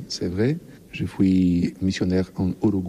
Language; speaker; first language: French; non-native, learner; Polish